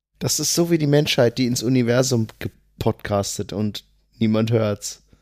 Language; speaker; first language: German; native; German